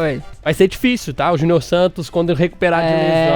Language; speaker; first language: Portuguese; native; Portuguese